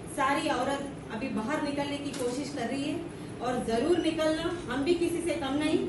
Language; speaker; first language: Hindi; non-native, local second language; Telugu